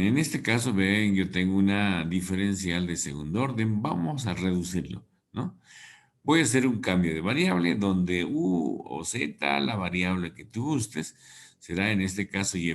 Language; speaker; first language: Spanish; native; Spanish